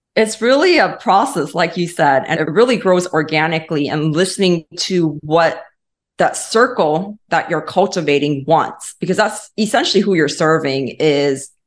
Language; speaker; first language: English; native; English